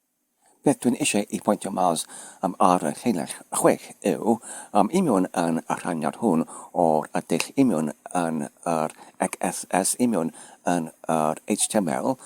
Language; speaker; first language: Welsh; non-native, fluent; English